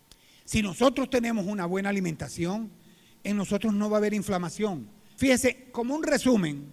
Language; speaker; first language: Spanish; native; Spanish